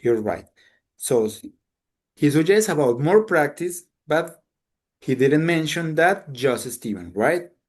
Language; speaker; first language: English; non-native, fluent; Spanish